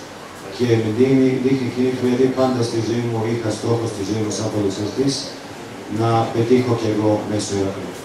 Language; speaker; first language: Greek; non-native, fluent; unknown